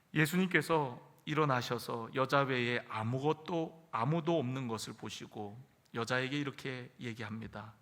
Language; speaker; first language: Korean; native; Korean